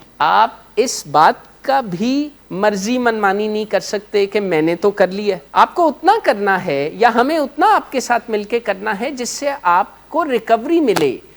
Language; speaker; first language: Urdu; non-native, local second language; Punjabi